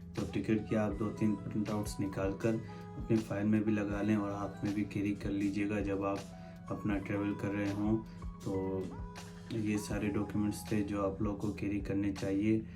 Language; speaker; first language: Urdu; non-native, local second language; Sindhi